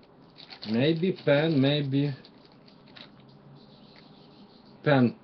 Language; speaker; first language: English; non-native, learner; Russian